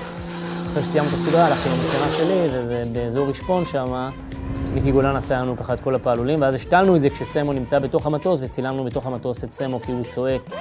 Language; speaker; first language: Hebrew; native; Hebrew